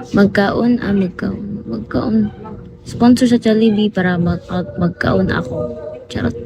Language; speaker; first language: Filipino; non-native, local second language; Cebuano